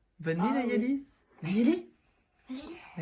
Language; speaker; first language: French; native; French